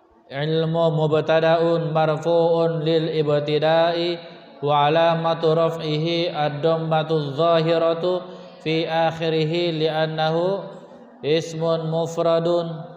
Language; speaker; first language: Arabic; non-native, fluent; Indonesian